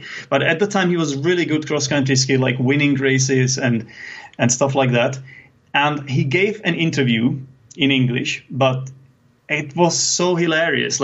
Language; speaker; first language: English; non-native, fluent; Czech